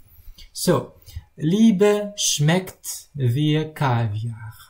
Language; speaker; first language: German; non-native, learner; Russian